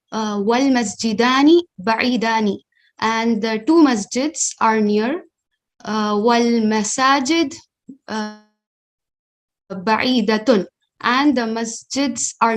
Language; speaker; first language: English; non-native, learner; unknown